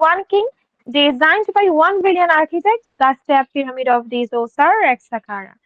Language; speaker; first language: English; non-native, local second language; Bangla